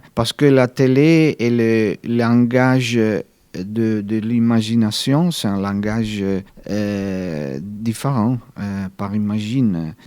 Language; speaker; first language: French; non-native, fluent; Italian